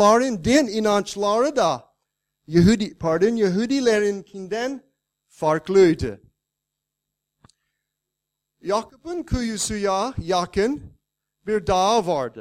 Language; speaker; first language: Turkish; non-native, fluent; English